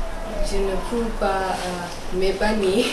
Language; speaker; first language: French; non-native, learner; English